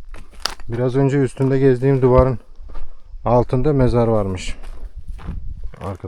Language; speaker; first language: Turkish; native; Turkish